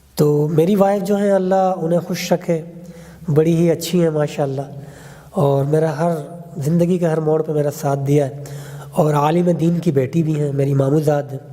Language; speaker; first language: Urdu; native; Urdu